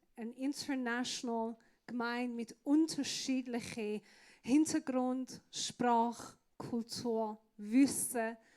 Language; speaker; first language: German; non-native, fluent; Persian